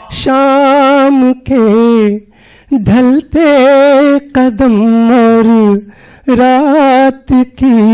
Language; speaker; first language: Hindi; native; Hindi